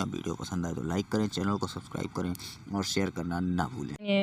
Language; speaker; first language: Hindi; native; Hindi